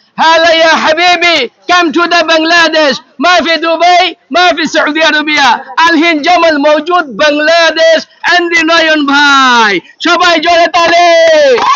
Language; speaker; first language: Arabic; non-native, learner; Bangla